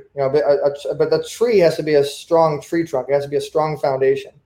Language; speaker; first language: English; native; English